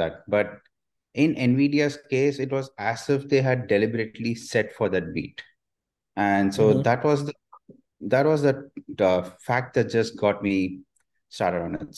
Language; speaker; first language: English; non-native, local second language; Tamil